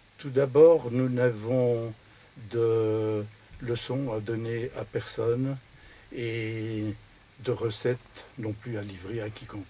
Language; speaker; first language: French; native; French